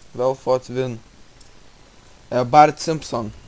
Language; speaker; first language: English; non-native, learner; Russian